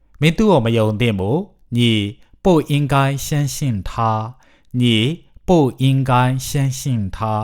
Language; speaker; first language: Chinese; non-native, fluent; Burmese